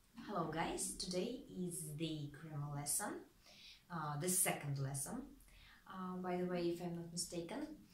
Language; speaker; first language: English; non-native, fluent; Russian